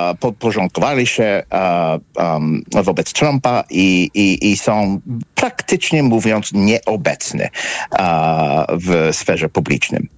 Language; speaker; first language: Polish; non-native, fluent; English